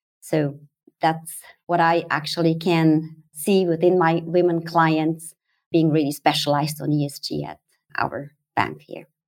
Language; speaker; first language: English; non-native, fluent; German